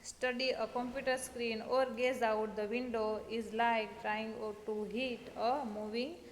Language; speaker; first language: English; non-native, local second language; Gujarati